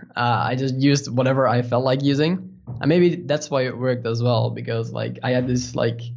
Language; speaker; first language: English; non-native, fluent; Dutch